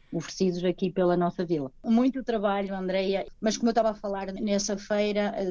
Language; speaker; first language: Portuguese; native; Portuguese